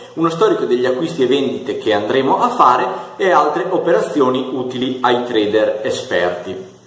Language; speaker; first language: Italian; native; Italian